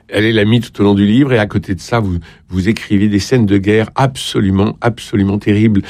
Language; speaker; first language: French; native; French